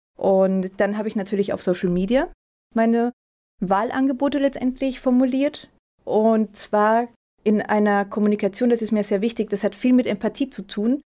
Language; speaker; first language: German; early bilingual, other home language; Spanish